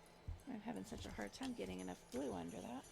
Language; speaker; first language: English; native; English